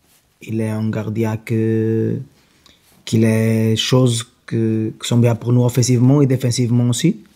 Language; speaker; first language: French; non-native, fluent; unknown